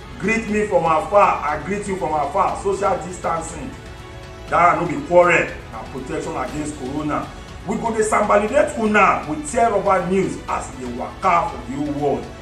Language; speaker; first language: Nigerian Pidgin; non-native, local second language; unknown